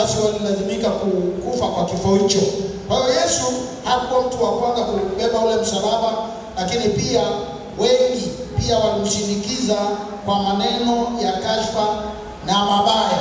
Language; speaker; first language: Swahili; native; Swahili